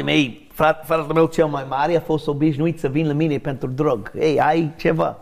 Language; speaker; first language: Romanian; non-native, learner; English